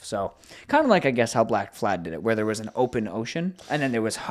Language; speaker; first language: English; native; English